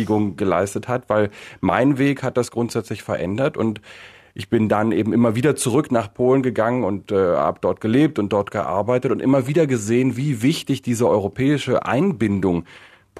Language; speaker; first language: German; native; German